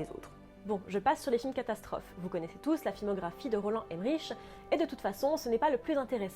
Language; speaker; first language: French; native; French